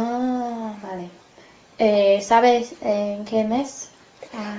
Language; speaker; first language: Spanish; non-native, fluent; English